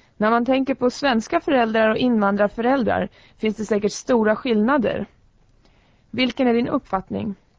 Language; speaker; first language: Swedish; native; Swedish